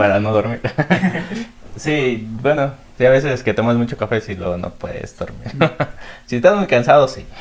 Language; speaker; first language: Spanish; native; Spanish